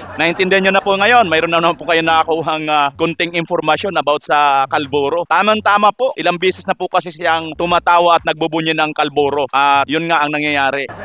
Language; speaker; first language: Filipino; native; Filipino